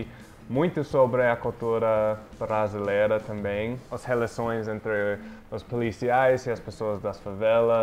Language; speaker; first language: Portuguese; non-native, fluent; English